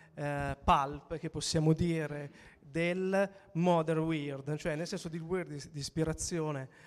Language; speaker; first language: Italian; native; Italian